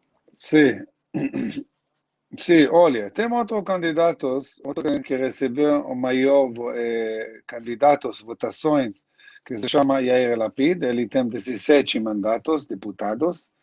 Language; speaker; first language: Portuguese; non-native, learner; Hebrew